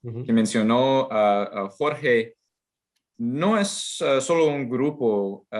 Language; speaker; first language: Spanish; non-native, fluent; English